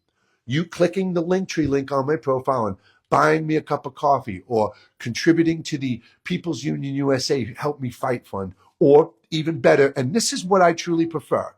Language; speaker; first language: English; native; English